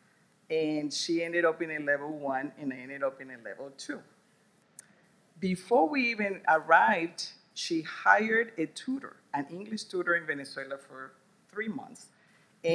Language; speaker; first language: English; non-native, fluent; Spanish